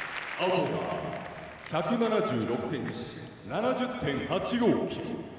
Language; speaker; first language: Japanese; native; Japanese